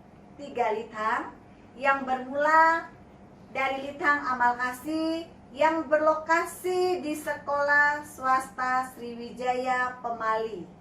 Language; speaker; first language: Indonesian; native; Indonesian